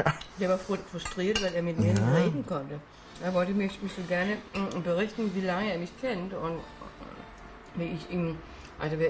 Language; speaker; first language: German; non-native, fluent; Danish